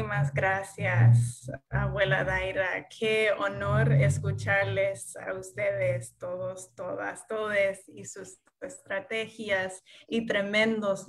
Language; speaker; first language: Spanish; non-native, fluent; English